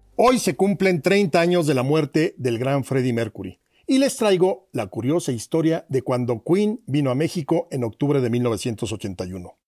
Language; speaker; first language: Spanish; native; Spanish